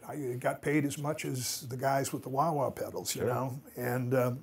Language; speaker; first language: English; native; English